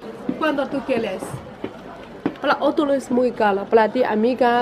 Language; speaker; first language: Spanish; non-native, learner; Chinese